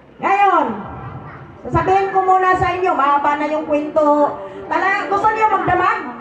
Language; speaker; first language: Filipino; non-native, local second language; Cebuano